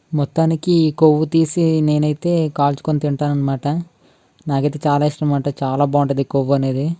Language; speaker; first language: Telugu; non-native, local second language; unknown